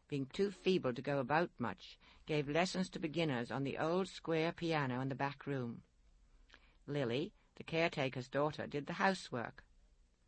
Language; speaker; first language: English; native; English